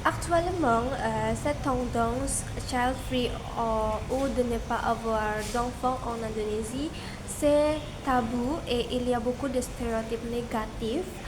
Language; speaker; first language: French; non-native, learner; Indonesian